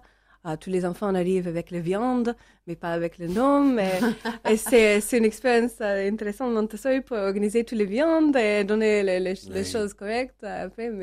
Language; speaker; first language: French; non-native, learner; English